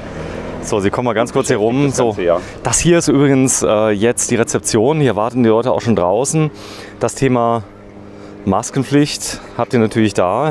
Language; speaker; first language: German; native; German